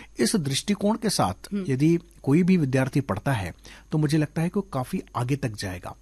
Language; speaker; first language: Hindi; non-native, local second language; Sindhi